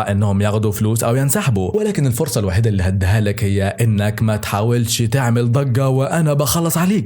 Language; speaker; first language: Arabic; native; Arabic